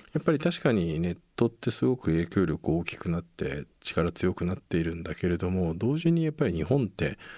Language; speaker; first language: Japanese; native; Japanese